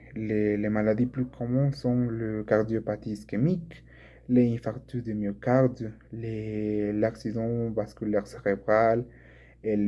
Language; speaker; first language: French; non-native, learner; Spanish